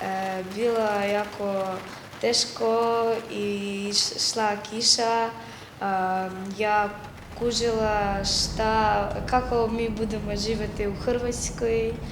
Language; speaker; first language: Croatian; non-native, learner; Ukrainian